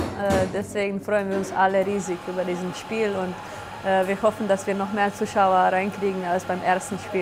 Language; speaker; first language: German; non-native, fluent; Slovenian